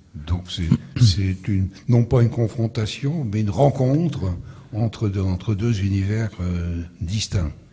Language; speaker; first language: French; native; French